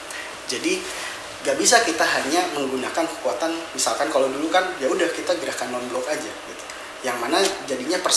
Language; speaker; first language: Indonesian; native; Indonesian